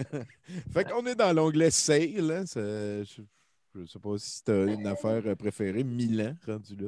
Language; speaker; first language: French; native; French